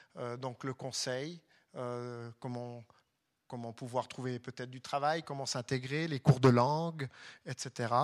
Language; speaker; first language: French; non-native, local second language; German